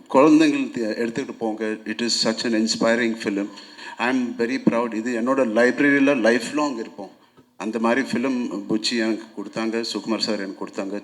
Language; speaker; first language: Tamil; non-native, local second language; Telugu